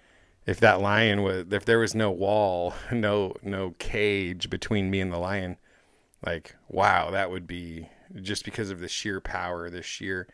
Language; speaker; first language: English; native; English